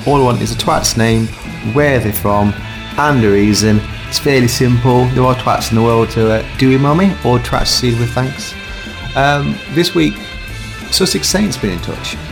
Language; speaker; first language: English; native; English